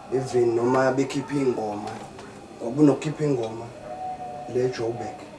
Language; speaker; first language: Zulu; native; Zulu